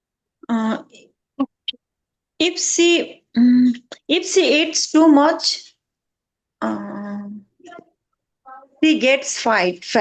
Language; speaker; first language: English; non-native, learner; Hindi